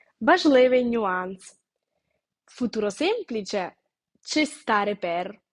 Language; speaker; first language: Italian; non-native, fluent; Ukrainian